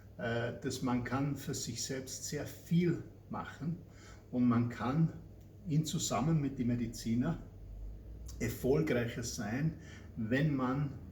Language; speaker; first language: German; non-native, learner; English